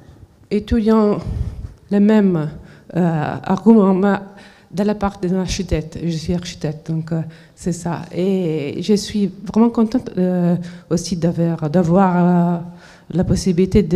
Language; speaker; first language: French; non-native, fluent; Italian